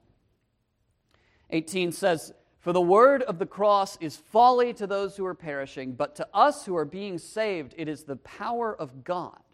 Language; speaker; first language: English; native; English